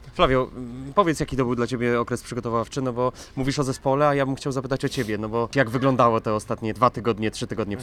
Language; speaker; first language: Polish; native; Polish